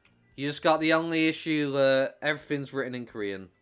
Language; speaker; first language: English; native; English